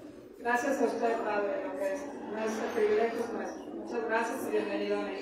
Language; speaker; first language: Spanish; native; Spanish